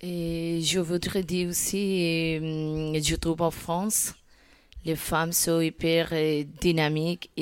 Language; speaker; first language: French; non-native, learner; Bangla